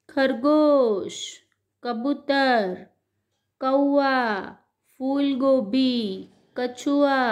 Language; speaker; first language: Hindi; non-native, local second language; Gujarati